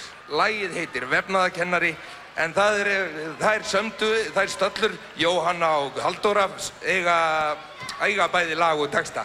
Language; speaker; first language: Icelandic; native; Icelandic